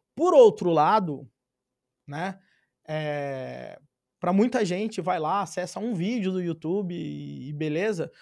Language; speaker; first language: Portuguese; native; Portuguese